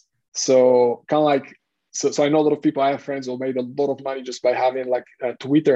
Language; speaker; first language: English; non-native, fluent; Hebrew